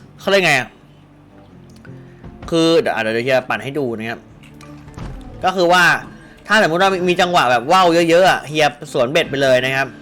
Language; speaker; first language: Thai; native; Thai